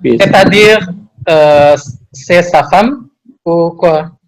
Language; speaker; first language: French; non-native, learner; Indonesian